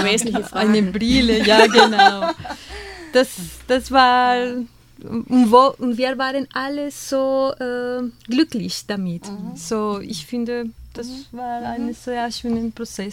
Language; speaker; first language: German; non-native, fluent; Spanish